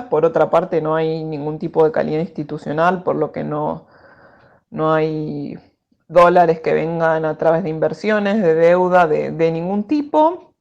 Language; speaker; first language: Spanish; native; Spanish